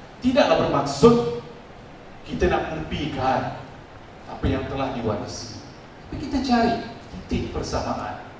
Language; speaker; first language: Malay; non-native, local second language; Tamil